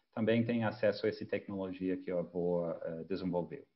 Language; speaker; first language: Portuguese; non-native, fluent; English